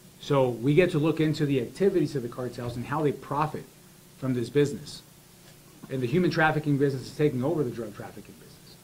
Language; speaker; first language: English; early bilingual, other home language; Spanish